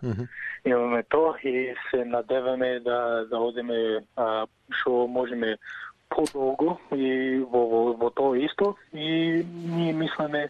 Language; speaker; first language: Macedonian; early bilingual, heritage; Macedonian